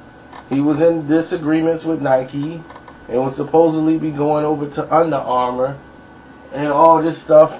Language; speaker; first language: English; native; English